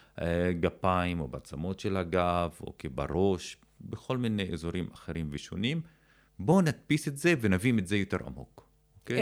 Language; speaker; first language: Hebrew; non-native, local second language; Arabic